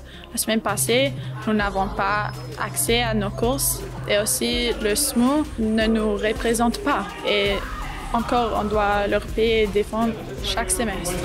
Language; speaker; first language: French; non-native, local second language; English